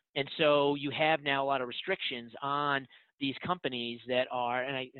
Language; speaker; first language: English; native; English